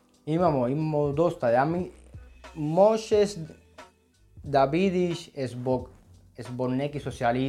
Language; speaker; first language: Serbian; non-native, learner; Spanish